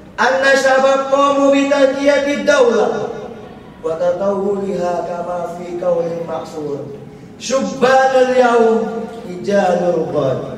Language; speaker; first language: Arabic; non-native, learner; Indonesian